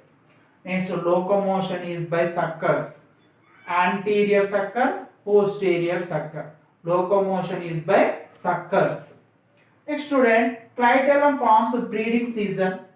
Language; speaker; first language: English; non-native, local second language; Telugu